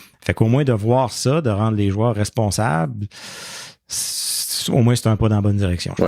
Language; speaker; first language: French; native; French